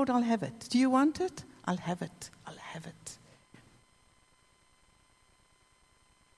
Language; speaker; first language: English; native; English